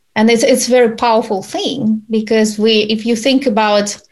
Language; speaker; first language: English; non-native, fluent; Ukrainian